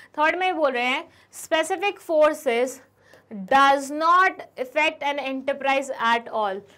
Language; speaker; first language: Hindi; native; Hindi